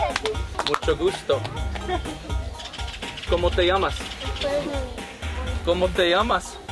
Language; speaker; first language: Spanish; non-native, learner; English